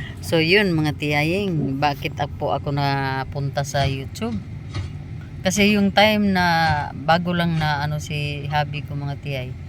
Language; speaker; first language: Filipino; non-native, local second language; Cebuano